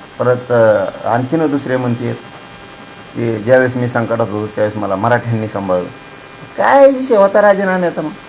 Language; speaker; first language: Marathi; native; Marathi